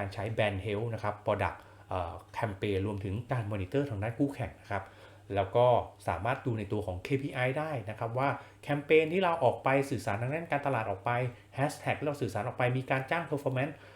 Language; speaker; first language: Thai; native; Thai